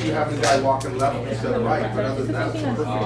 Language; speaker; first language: English; native; English